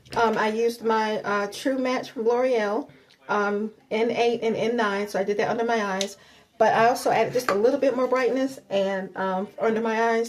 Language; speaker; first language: English; native; English